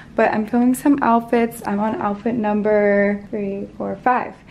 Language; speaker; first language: English; native; English